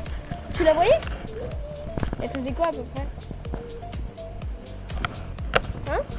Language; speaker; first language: French; native; French